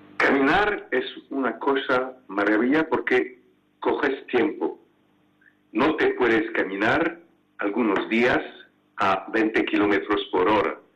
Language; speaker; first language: Spanish; non-native, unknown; French